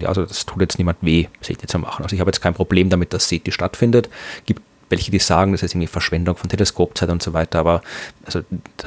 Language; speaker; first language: German; native; German